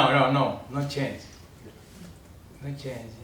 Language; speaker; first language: English; non-native, learner; Portuguese